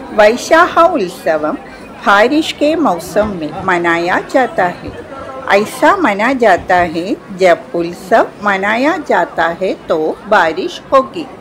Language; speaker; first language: Hindi; non-native, local second language; Malayalam